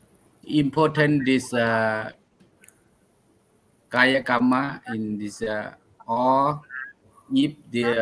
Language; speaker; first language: English; non-native, learner; Thai